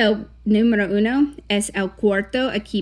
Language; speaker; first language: Spanish; non-native, fluent; English